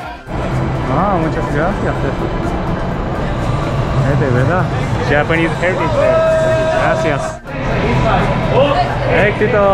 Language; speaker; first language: Spanish; non-native, learner; Japanese